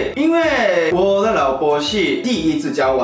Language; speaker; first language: Chinese; non-native, learner; Japanese